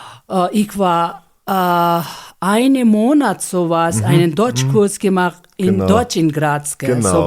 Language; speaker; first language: German; non-native, learner; Ladakhi